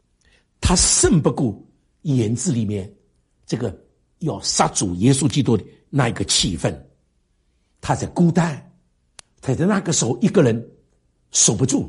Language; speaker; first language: Chinese; native; Chinese